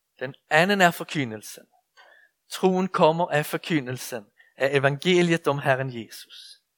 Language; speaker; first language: Danish; native; Danish